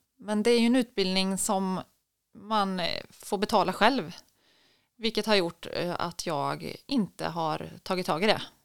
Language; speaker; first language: Swedish; native; Swedish